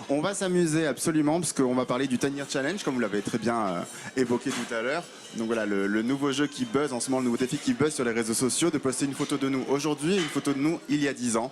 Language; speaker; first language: French; native; French